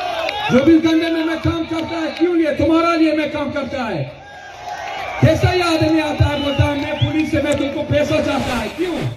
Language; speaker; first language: Hindi; non-native, learner; Arabic